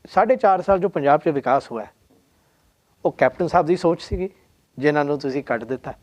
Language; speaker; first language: Hindi; non-native, local second language; Punjabi